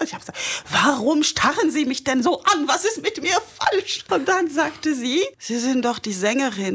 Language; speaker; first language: German; non-native, fluent; French